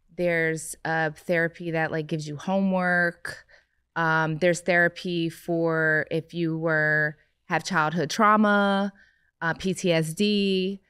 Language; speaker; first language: English; native; English